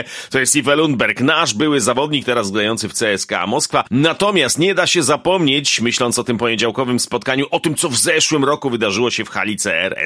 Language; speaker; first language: Polish; native; Polish